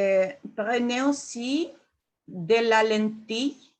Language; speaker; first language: French; non-native, learner; Spanish